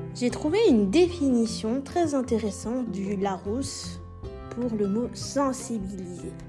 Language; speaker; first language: French; native; French